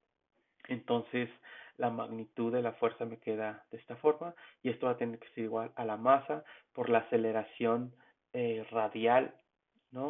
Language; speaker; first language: Spanish; native; Spanish